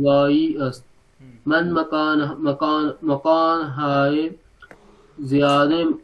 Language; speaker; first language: Persian; non-native, learner; Bangla